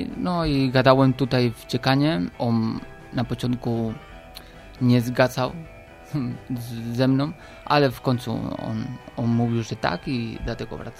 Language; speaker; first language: Polish; non-native, learner; Spanish